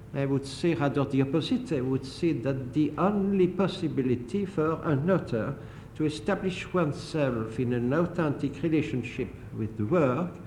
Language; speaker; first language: English; non-native, fluent; French